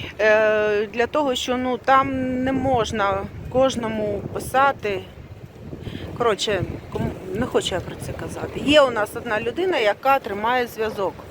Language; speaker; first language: Ukrainian; non-native, local second language; Russian